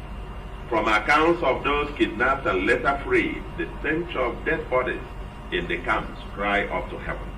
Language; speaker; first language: English; non-native, local second language; Igbo